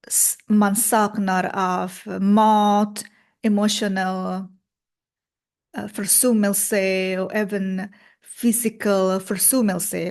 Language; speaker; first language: Swedish; non-native, learner; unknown